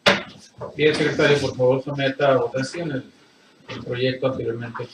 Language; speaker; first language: Spanish; native; Spanish